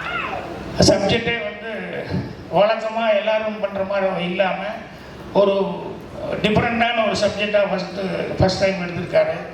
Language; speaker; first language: Tamil; native; Tamil